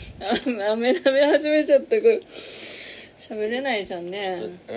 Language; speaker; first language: Japanese; native; Japanese